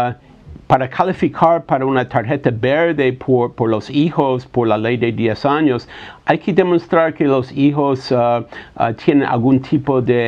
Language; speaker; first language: Spanish; non-native, fluent; English